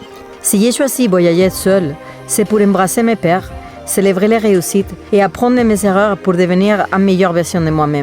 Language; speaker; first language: French; native; French